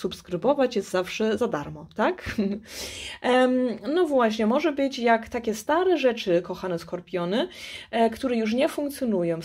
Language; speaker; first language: Polish; early bilingual, heritage; Polish